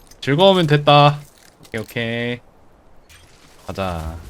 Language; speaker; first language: Korean; native; Korean